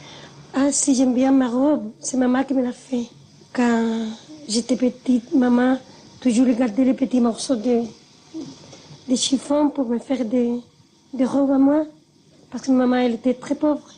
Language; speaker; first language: French; non-native, fluent; Spanish